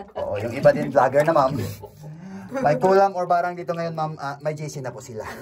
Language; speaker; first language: Filipino; non-native, local second language; Cebuano